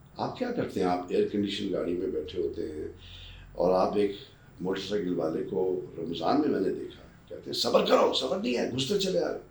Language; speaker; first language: Urdu; native; Urdu